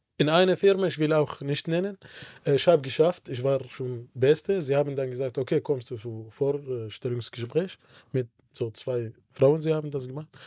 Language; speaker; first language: German; non-native, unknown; Arabic